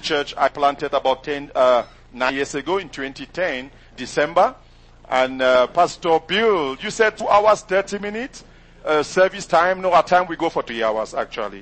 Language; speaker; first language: English; non-native, local second language; French